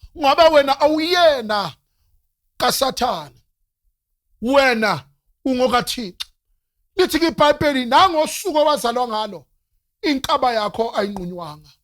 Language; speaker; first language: Zulu; non-native, local second language; Northern Sotho